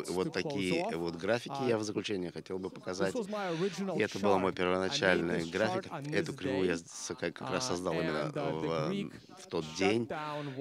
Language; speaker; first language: Russian; native; Russian